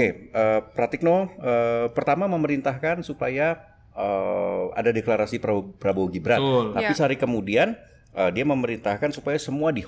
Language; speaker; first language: Indonesian; native; Indonesian